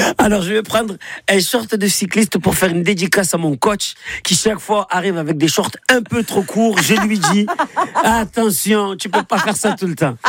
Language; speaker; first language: French; native; French